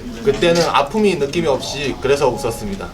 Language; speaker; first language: Korean; non-native, learner; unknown